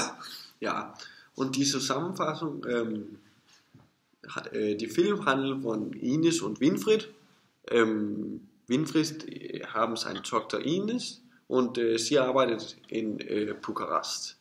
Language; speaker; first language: German; non-native, learner; Danish